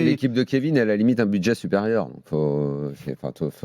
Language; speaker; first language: French; native; French